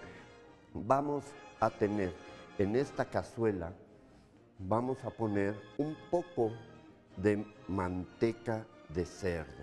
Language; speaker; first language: Spanish; native; Spanish